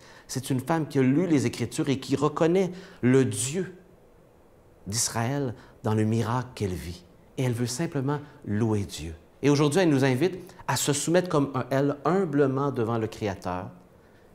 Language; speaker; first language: French; native; French